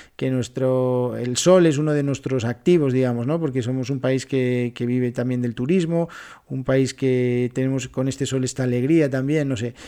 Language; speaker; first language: Spanish; native; Spanish